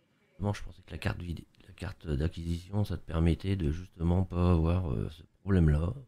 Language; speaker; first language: French; native; French